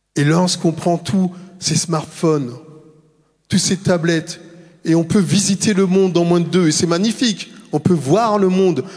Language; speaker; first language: French; native; French